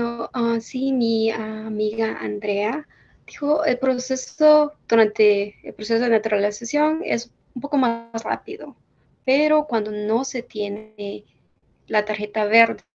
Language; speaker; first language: Spanish; early bilingual, heritage; Spanish